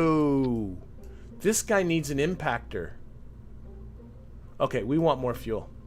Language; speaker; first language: English; native; English